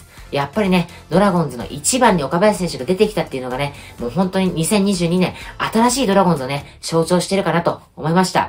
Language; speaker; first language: Japanese; native; Japanese